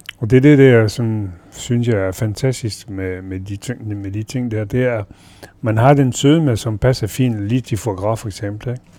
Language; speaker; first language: Danish; non-native, fluent; French